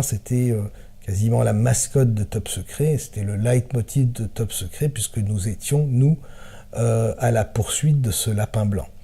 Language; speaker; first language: French; native; French